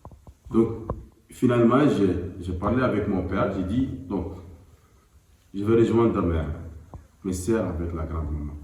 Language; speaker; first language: French; non-native, local second language; Arabic